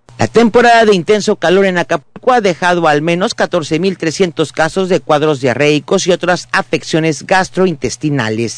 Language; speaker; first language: Spanish; native; Spanish